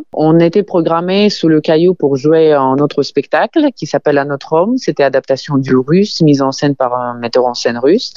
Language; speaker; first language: French; non-native, fluent; Ukrainian